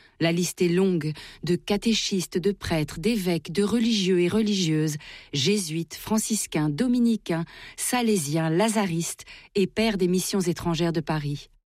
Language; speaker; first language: French; native; French